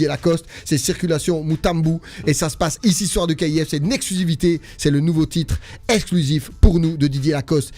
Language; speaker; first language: French; native; French